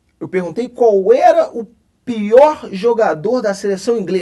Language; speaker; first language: Portuguese; native; Portuguese